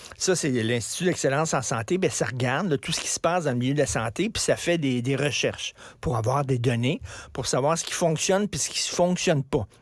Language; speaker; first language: French; native; French